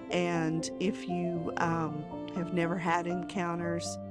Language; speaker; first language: English; native; English